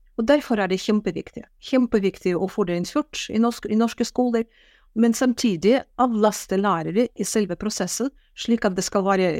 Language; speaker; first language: Norwegian; non-native, fluent; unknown